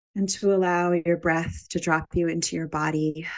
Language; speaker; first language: English; native; English